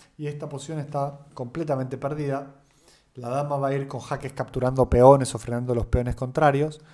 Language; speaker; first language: Spanish; native; Spanish